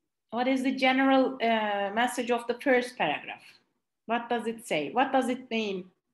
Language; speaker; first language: English; non-native, fluent; Turkish